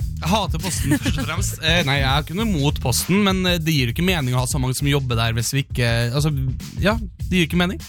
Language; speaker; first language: Norwegian; native; Norwegian